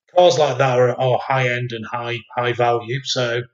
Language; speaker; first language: English; native; English